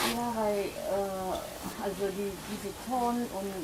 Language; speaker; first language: German; non-native, fluent; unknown